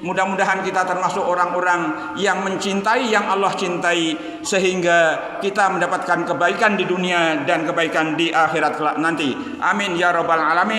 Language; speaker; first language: Indonesian; native; Indonesian